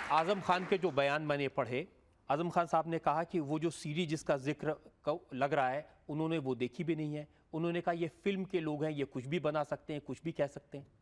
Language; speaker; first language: Hindi; native; Hindi